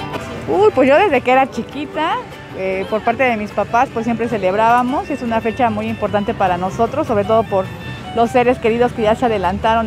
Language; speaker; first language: Spanish; native; Spanish